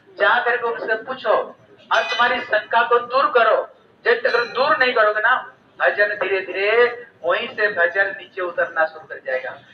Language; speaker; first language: Hindi; native; Hindi